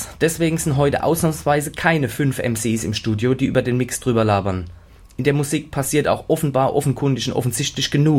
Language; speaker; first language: German; native; German